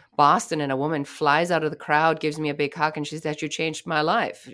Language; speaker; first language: English; non-native, fluent; German